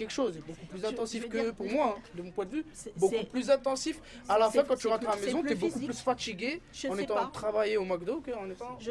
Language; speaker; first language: French; native; French